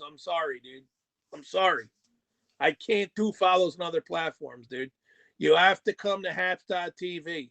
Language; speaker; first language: English; native; English